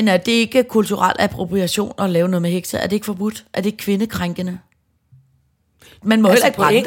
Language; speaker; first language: Danish; native; Danish